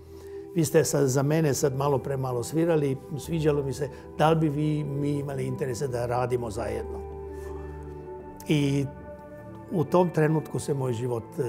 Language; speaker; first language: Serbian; non-native, local second language; Hungarian